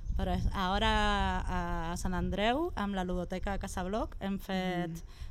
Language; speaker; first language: Catalan; non-native, local second language; Spanish